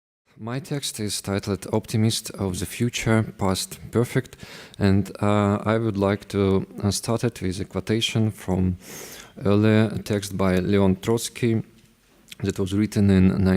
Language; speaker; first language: English; non-native, fluent; Russian